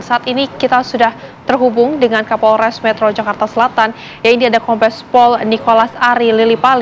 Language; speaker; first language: Indonesian; native; Indonesian